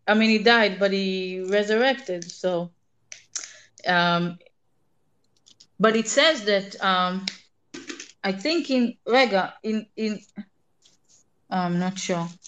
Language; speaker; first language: English; non-native, fluent; Hebrew